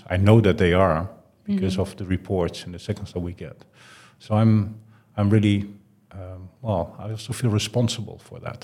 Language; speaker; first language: English; non-native, fluent; Dutch